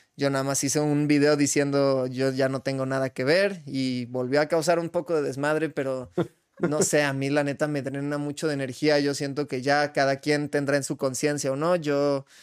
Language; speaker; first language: Spanish; native; Spanish